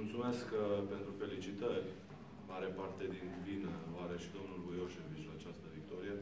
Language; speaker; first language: Romanian; native; Romanian